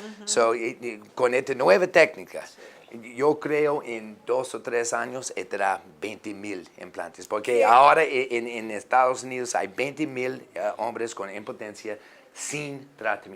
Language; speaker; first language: Spanish; non-native, learner; English